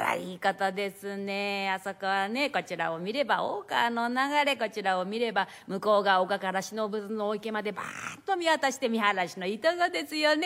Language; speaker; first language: Japanese; native; Japanese